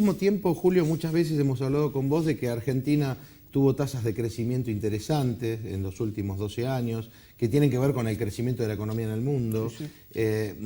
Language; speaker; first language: Spanish; native; Spanish